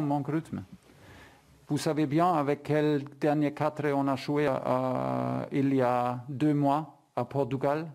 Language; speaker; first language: French; non-native, fluent; German